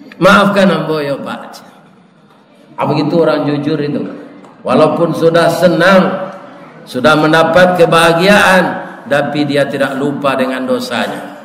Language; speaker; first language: Malay; non-native, local second language; Minangkabau